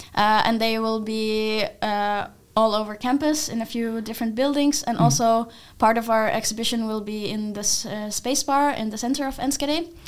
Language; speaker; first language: English; non-native, fluent; Finnish